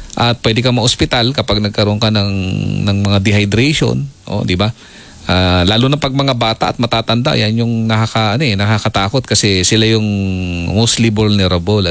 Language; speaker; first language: Filipino; non-native, local second language; Cebuano